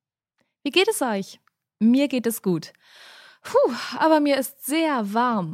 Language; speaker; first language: German; native; German